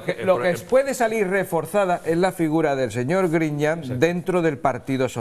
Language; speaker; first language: Spanish; native; Spanish